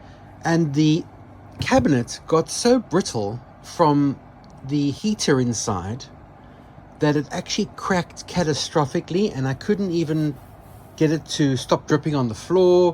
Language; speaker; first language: English; native; English